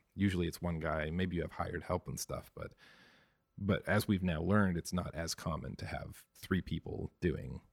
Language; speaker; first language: English; native; English